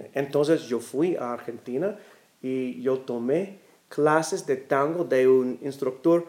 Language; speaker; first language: Spanish; non-native, learner; English